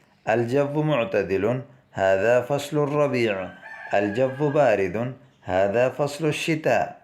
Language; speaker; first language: Arabic; non-native, fluent; Urdu